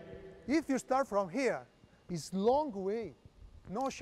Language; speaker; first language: English; non-native, learner; Italian